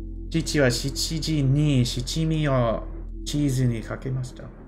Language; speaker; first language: Japanese; non-native, fluent; English